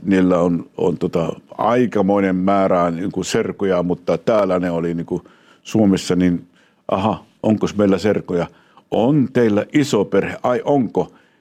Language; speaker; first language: Finnish; non-native, fluent; Hebrew